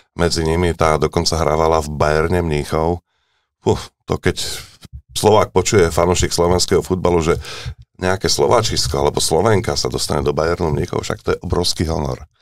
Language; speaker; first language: Slovak; native; Slovak